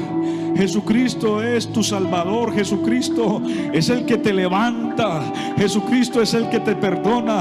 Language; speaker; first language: Spanish; native; Spanish